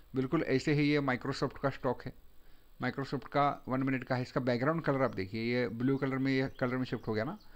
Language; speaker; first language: Hindi; non-native, local second language; Marathi